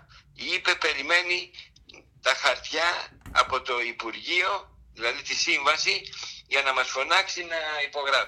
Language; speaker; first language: Greek; native; Greek